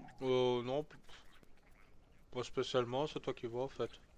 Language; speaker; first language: French; native; French